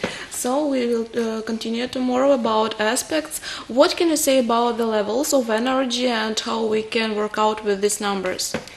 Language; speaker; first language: English; non-native, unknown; Russian